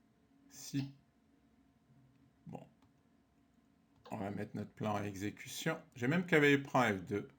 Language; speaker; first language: French; native; French